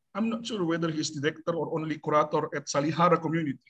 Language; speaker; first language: English; non-native, fluent; Indonesian